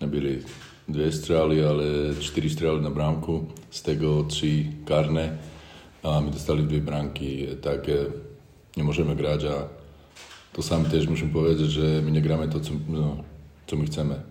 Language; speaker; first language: Polish; non-native, learner; Slovak